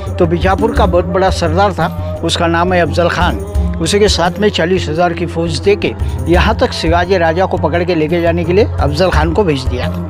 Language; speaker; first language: Hindi; non-native, local second language; Marathi